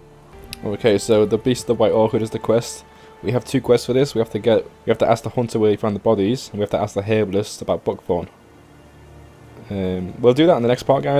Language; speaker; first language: English; native; English